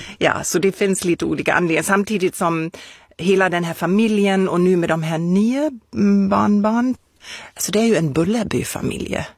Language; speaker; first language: Swedish; non-native, fluent; German